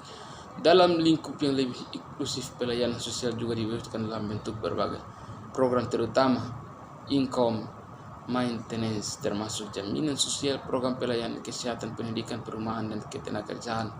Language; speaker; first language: Indonesian; native; Indonesian